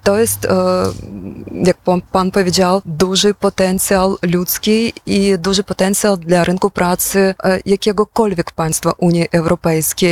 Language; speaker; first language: Polish; non-native, fluent; Ukrainian